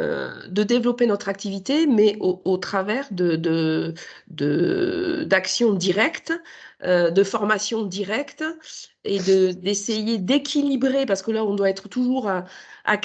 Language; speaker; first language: French; native; French